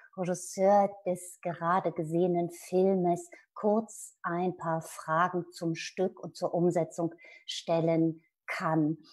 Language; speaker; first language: German; native; German